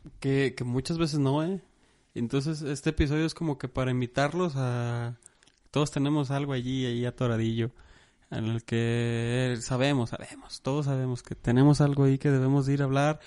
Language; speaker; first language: Spanish; native; Spanish